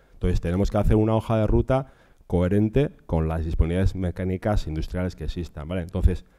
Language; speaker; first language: Spanish; non-native, local second language; Basque